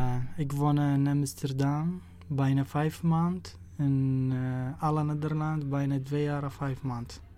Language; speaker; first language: Dutch; non-native, learner; Arabic